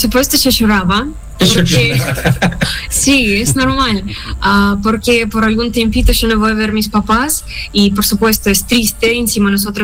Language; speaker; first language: Spanish; non-native, fluent; Russian